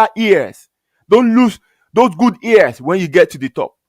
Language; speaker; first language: English; non-native, local second language; Yoruba